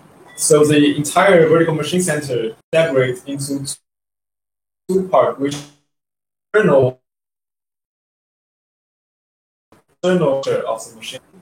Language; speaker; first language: English; non-native, learner; Chinese